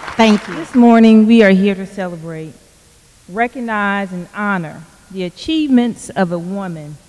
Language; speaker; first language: English; native; English